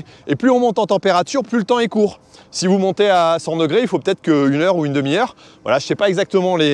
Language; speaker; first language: French; native; French